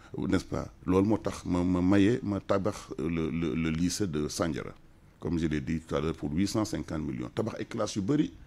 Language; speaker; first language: French; non-native, local second language; Wolof